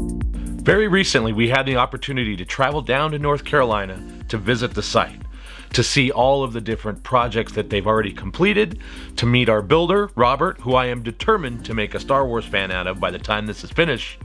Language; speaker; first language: English; native; English